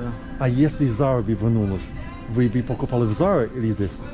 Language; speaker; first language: Russian; non-native, learner; English